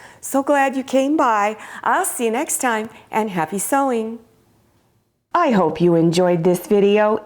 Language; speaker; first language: English; native; English